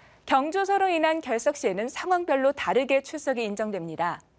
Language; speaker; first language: Korean; native; Korean